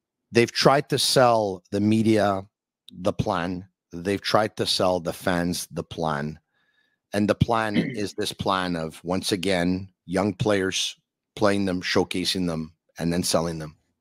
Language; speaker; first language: English; native; English